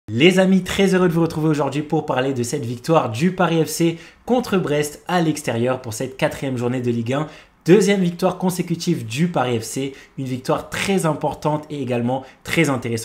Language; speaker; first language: French; native; French